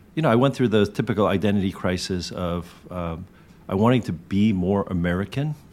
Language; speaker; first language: English; early bilingual, other home language; Korean